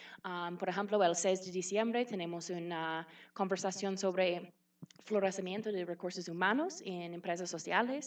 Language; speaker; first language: Spanish; non-native, fluent; English